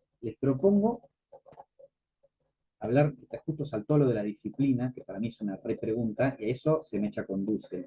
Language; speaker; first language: Spanish; native; Spanish